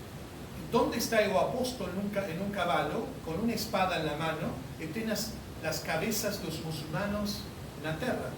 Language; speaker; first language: Spanish; non-native, learner; Portuguese